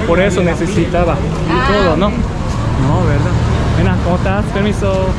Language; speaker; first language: Spanish; non-native, learner; Japanese